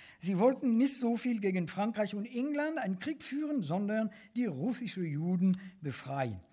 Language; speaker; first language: German; non-native, fluent; French